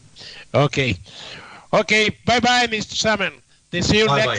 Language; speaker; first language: English; non-native, learner; Italian